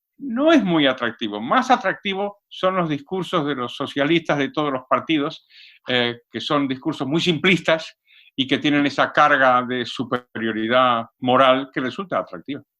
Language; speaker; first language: Spanish; native; Spanish